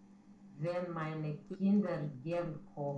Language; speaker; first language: German; non-native, learner; Romanian